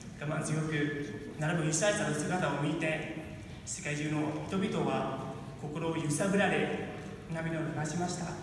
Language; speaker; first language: Japanese; non-native, fluent; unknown